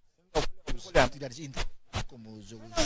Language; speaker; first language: Portuguese; non-native, local second language; Tetum